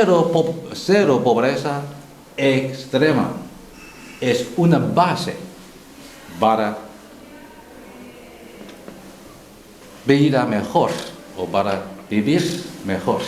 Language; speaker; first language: Spanish; non-native, learner; Chinese